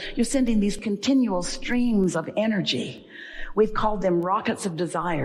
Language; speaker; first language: English; native; English